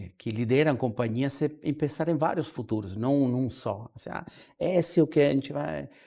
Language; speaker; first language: Portuguese; non-native, fluent; Spanish